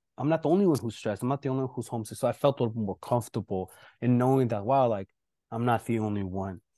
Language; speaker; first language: English; early bilingual, other home language; Spanish